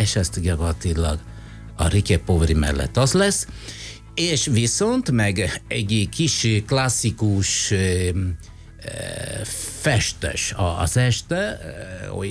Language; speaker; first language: Hungarian; non-native, fluent; Italian